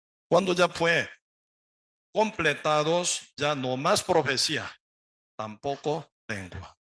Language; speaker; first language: Spanish; non-native, learner; Korean